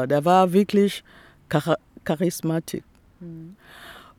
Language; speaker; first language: German; non-native, fluent; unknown